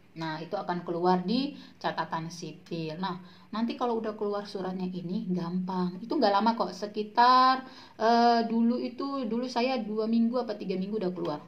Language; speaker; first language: Indonesian; native; Indonesian